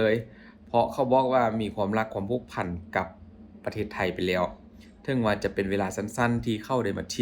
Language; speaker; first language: Thai; non-native, local second language; Lao